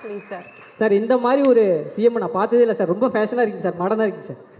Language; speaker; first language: Tamil; native; Tamil